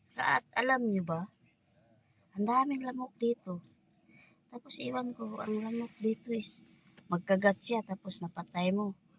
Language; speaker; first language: Filipino; non-native, local second language; Cebuano